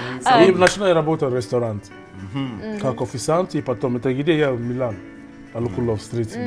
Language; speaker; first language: Russian; non-native, learner; English